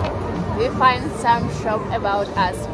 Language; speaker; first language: English; non-native, learner; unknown